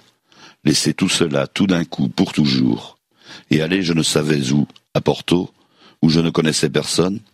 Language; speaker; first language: French; native; French